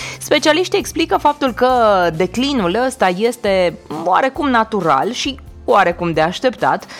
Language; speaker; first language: Romanian; native; Romanian